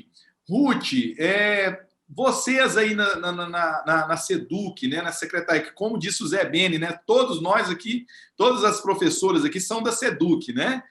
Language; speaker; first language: Portuguese; native; Portuguese